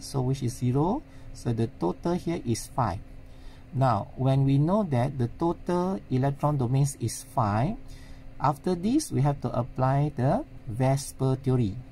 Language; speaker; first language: English; non-native, local second language; Malay